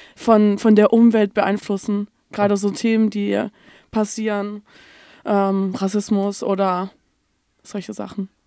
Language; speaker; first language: German; native; German